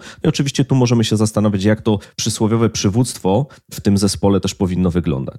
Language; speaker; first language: Polish; native; Polish